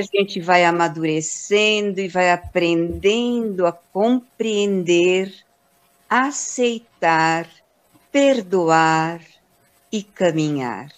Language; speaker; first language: Portuguese; native; Portuguese